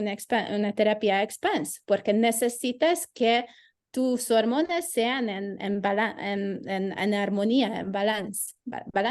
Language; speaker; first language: Spanish; non-native, fluent; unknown